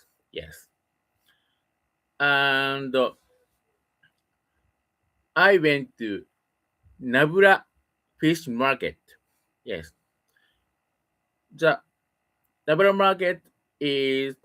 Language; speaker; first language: English; non-native, learner; Japanese